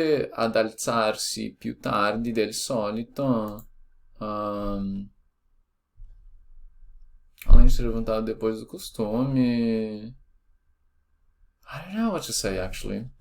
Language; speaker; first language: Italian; non-native, learner; Portuguese